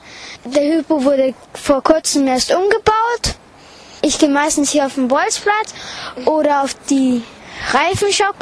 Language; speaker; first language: German; native; German